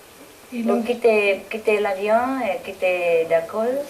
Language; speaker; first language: French; non-native, learner; Vietnamese